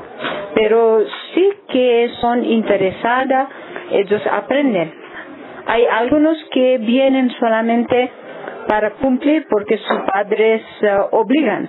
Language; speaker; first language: Spanish; non-native, learner; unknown